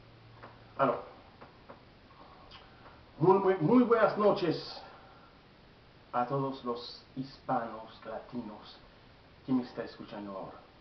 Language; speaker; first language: Spanish; non-native, learner; Haitian Creole